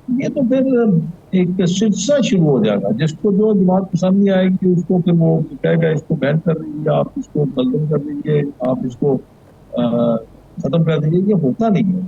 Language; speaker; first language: Urdu; non-native, local second language; Punjabi